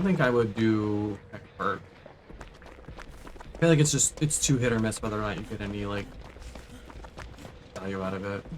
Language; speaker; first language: English; native; English